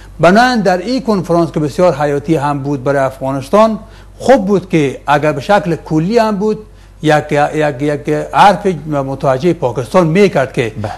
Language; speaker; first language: Persian; native; Persian